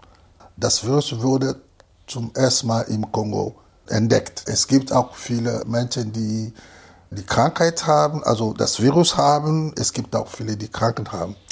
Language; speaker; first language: German; non-native, fluent; Lingala